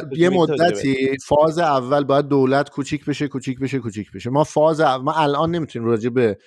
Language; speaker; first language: Persian; native; Persian